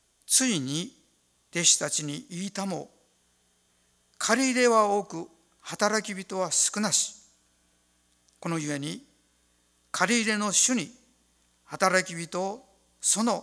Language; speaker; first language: Japanese; native; Japanese